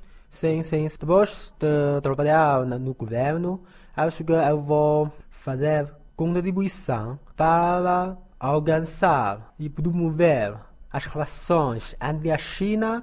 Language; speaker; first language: Portuguese; non-native, learner; Chinese